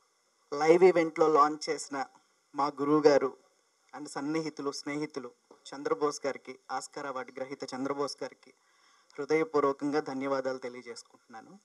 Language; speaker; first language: Telugu; native; Telugu